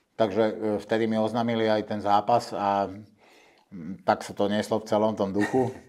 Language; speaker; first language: Slovak; native; Slovak